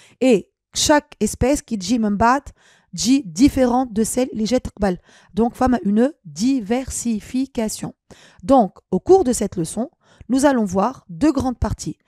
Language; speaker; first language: French; non-native, local second language; Arabic